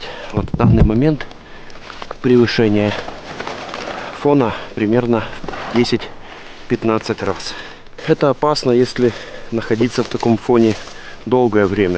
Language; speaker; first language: Russian; native; Russian